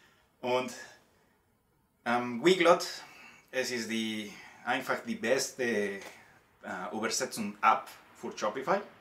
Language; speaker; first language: German; non-native, learner; Spanish